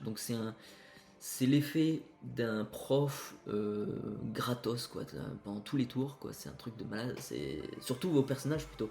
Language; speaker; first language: French; native; French